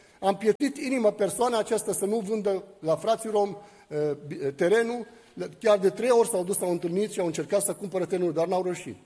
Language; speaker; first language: Romanian; non-native, fluent; Arabic